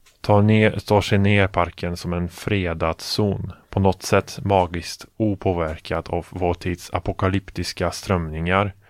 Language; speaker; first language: Swedish; non-native, fluent; Polish